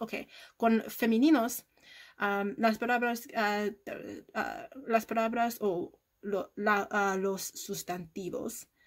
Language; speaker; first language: Spanish; non-native, learner; English